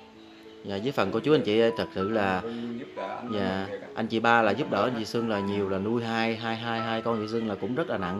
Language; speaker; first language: Vietnamese; native; Vietnamese